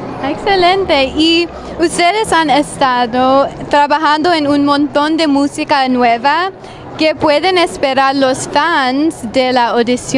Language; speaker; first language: Spanish; non-native, learner; English